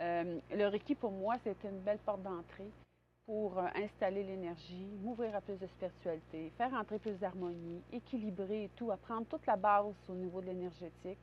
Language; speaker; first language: French; native; French